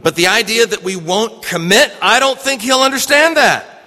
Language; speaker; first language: English; native; English